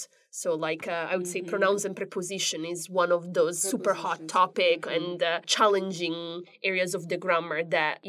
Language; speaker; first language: English; non-native, fluent; Italian